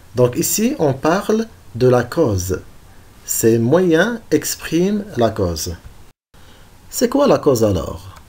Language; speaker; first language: French; non-native, local second language; Arabic